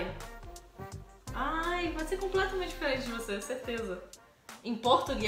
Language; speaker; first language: Portuguese; native; Portuguese